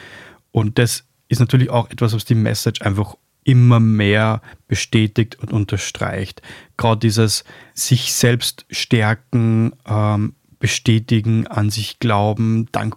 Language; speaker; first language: German; native; German